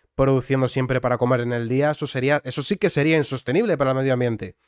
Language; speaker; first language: Spanish; native; Spanish